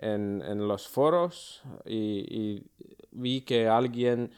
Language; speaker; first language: Spanish; early bilingual, other home language; Finnish